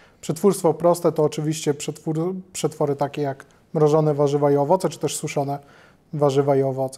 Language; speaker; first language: Polish; native; Polish